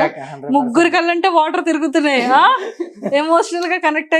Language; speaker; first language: Telugu; native; Telugu